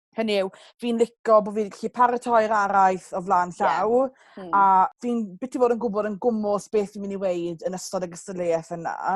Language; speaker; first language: Welsh; native; Welsh